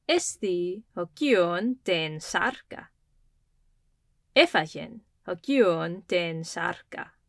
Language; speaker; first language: Greek; non-native, fluent; English